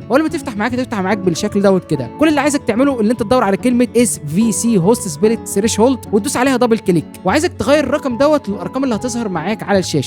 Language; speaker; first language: Arabic; native; Arabic